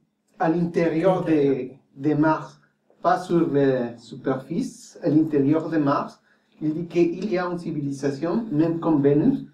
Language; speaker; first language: French; non-native, fluent; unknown